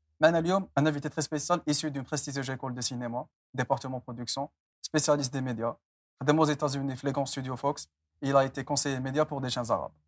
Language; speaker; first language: French; non-native, local second language; Arabic